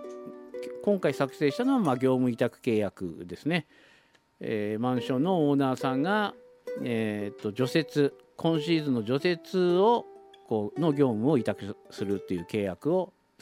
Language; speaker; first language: Japanese; native; Japanese